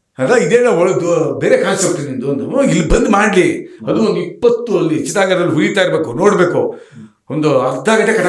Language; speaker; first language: Kannada; native; Kannada